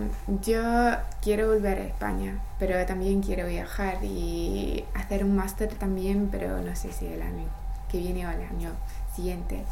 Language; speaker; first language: Spanish; non-native, fluent; English